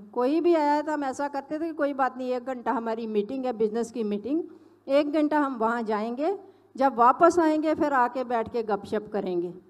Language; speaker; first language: Hindi; non-native, local second language; Punjabi